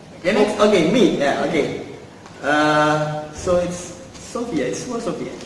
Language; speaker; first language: English; non-native, learner; Indonesian